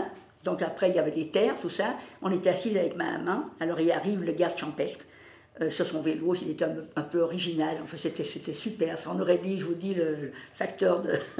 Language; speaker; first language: French; native; French